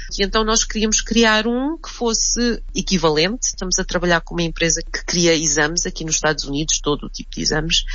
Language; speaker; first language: Portuguese; early bilingual, heritage; Portuguese